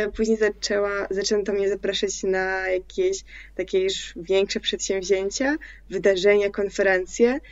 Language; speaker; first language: Polish; early bilingual, other home language; Russian